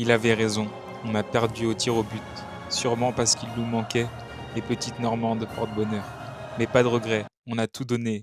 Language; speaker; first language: French; native; French